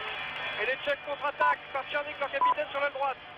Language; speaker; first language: French; native; French